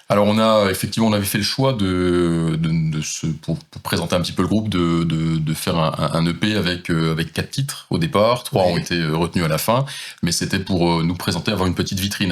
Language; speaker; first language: French; native; French